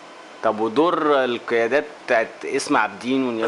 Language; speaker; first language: Arabic; native; Arabic